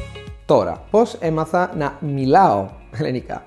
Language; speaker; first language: Greek; non-native, fluent; Italian